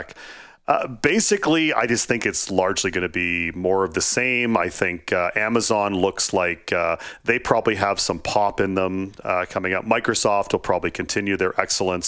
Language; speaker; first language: English; native; English